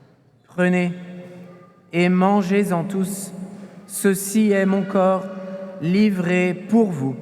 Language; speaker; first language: French; native; French